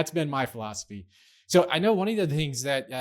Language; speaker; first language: English; native; English